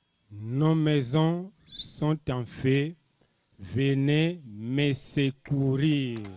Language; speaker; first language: French; non-native, learner; Lingala